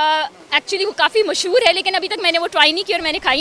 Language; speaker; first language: Hindi; early bilingual, heritage; Urdu